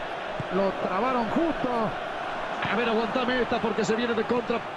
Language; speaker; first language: Spanish; native; Spanish